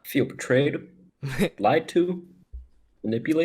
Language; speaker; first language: English; native; English